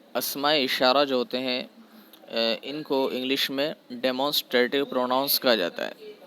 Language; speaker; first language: Urdu; native; Urdu